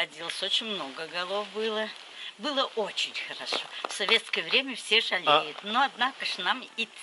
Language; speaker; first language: Russian; native; Russian